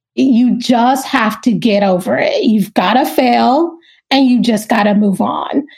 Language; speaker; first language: English; native; English